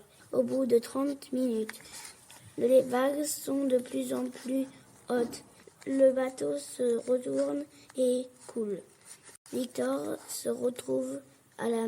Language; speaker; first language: French; early bilingual, heritage; French